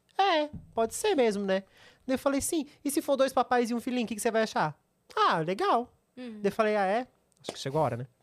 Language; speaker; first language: Portuguese; native; Portuguese